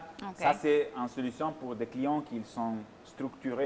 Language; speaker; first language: French; non-native, fluent; Italian